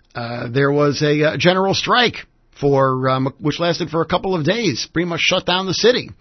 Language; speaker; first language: English; native; English